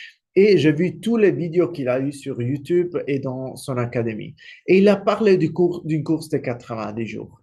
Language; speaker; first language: French; non-native, fluent; Italian